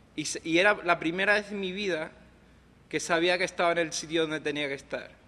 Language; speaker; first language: Spanish; non-native, local second language; English